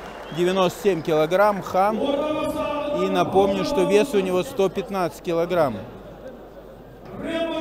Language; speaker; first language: Russian; native; Russian